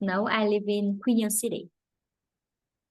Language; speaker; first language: English; non-native, fluent; Vietnamese